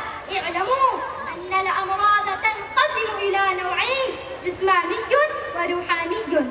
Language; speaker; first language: Arabic; non-native, learner; Urdu